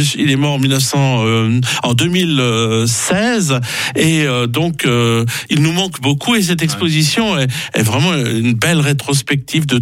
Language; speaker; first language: French; native; French